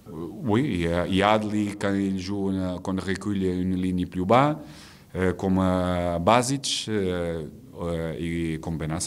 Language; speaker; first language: French; non-native, fluent; Portuguese